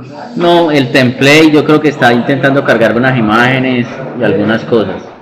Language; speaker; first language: Spanish; native; Spanish